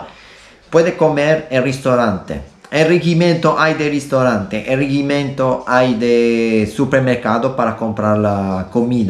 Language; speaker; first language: Spanish; non-native, learner; Italian